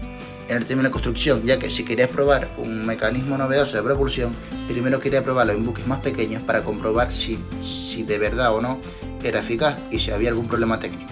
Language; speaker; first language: Spanish; native; Spanish